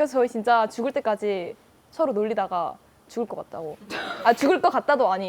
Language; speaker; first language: Korean; native; Korean